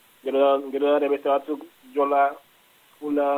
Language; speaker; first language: Basque; non-native, learner; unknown